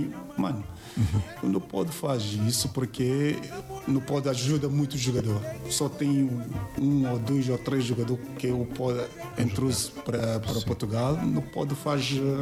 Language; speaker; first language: Portuguese; non-native, learner; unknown